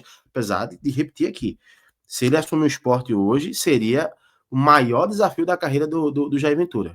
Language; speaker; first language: Portuguese; native; Portuguese